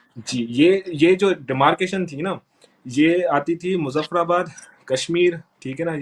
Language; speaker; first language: Urdu; non-native, local second language; Sindhi